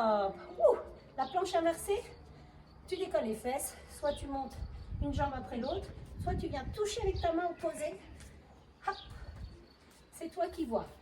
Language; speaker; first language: French; native; French